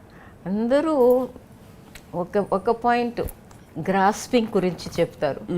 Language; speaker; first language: Telugu; non-native, local second language; Tamil